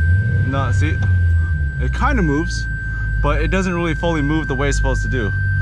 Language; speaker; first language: English; native; English